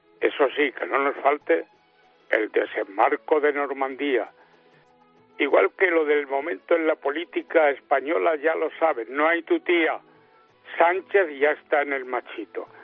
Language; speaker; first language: Spanish; native; Spanish